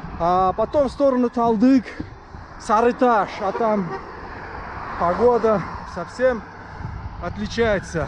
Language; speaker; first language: Russian; non-native, local second language; Uzbek